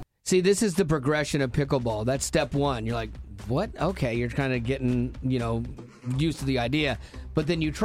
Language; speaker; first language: English; native; English